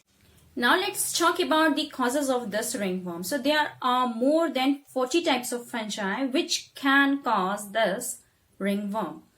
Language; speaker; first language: English; non-native, local second language; Hindi